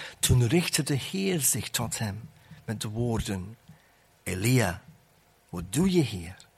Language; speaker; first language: Dutch; non-native, fluent; English